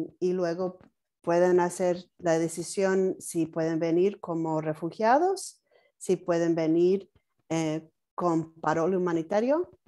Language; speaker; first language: Spanish; non-native, fluent; English